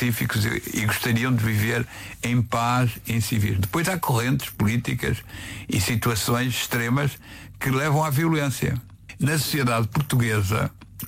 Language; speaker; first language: Portuguese; native; Portuguese